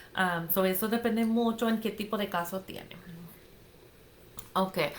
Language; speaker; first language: Spanish; non-native, fluent; English